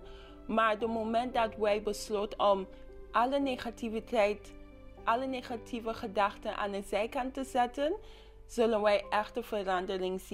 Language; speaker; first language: Dutch; non-native, local second language; English